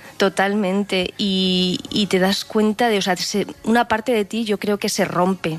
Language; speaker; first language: Spanish; native; Spanish